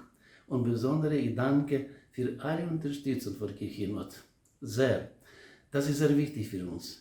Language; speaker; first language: German; non-native, learner; Ukrainian